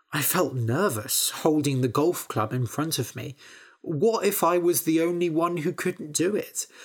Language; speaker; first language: English; native; English